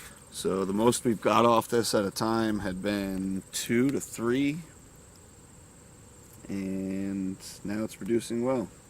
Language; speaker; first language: English; native; English